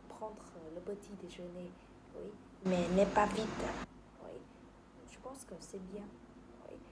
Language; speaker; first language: French; non-native, learner; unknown